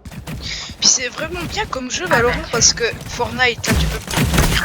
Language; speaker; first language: French; native; French